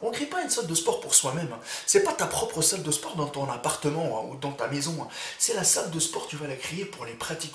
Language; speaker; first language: French; native; French